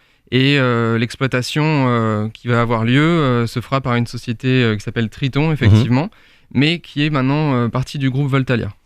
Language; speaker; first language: French; native; French